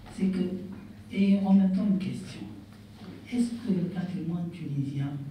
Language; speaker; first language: French; non-native, local second language; Arabic